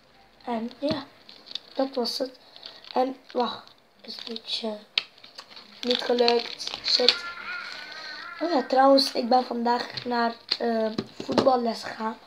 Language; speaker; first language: Dutch; non-native, local second language; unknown